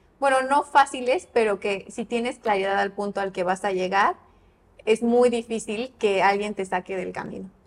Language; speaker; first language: Spanish; native; Spanish